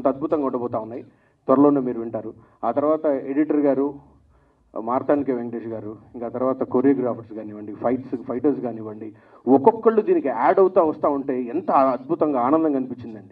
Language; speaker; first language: Telugu; native; Telugu